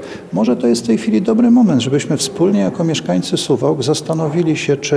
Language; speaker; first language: Polish; native; Polish